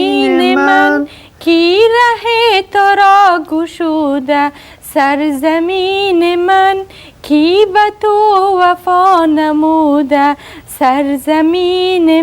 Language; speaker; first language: Hindi; non-native, learner; Persian